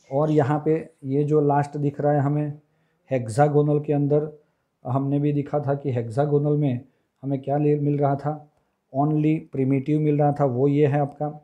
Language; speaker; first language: Hindi; non-native, local second language; Gujarati